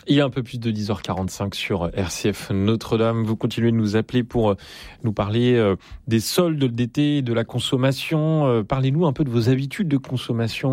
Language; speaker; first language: French; native; French